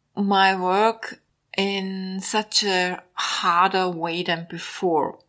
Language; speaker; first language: English; non-native, learner; German